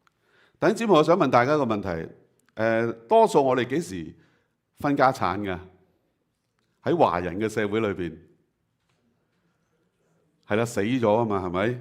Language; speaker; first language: Chinese; native; Chinese